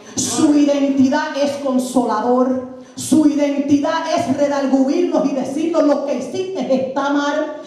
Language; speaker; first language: Spanish; native; Spanish